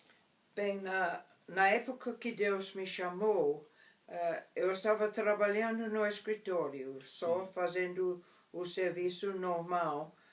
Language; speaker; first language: Portuguese; non-native, fluent; English